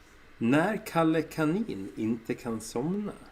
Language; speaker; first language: Swedish; non-native, learner; English